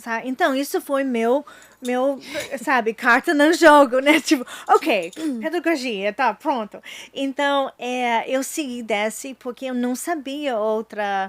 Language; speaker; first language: Portuguese; non-native, fluent; English